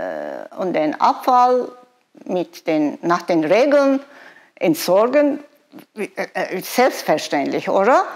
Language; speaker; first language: German; non-native, fluent; Turkish